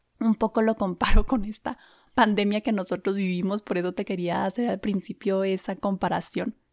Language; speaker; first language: Spanish; native; Spanish